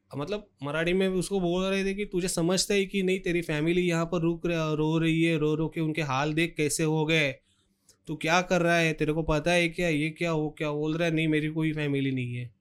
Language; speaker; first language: Hindi; non-native, local second language; Marathi